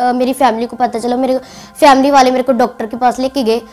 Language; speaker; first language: Hindi; native; Hindi